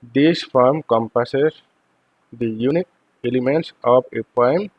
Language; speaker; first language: English; non-native, local second language; Bangla